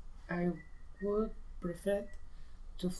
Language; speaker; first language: English; non-native, learner; Spanish